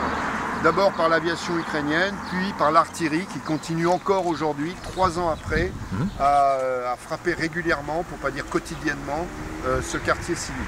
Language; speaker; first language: French; native; French